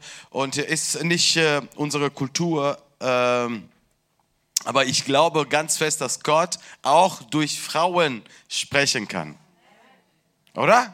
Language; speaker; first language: German; non-native, learner; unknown